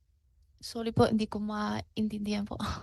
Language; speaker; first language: Filipino; non-native, learner; Chinese